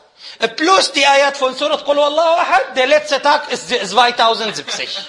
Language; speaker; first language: German; non-native, fluent; Arabic